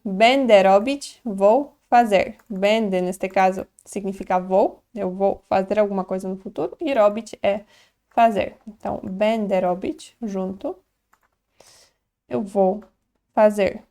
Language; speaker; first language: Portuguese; non-native, fluent; Polish